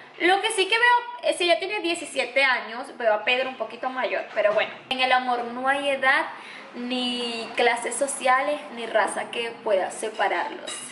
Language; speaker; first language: Spanish; native; Spanish